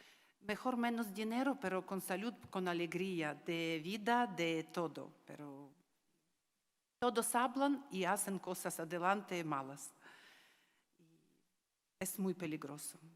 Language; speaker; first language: Spanish; non-native, learner; Ukrainian